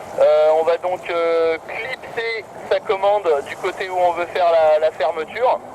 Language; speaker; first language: French; native; French